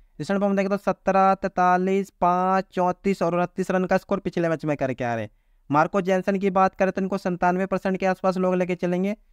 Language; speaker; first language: Hindi; native; Hindi